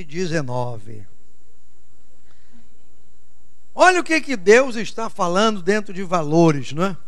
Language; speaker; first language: Portuguese; native; Portuguese